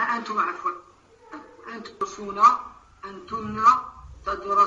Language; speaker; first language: Arabic; non-native, learner; French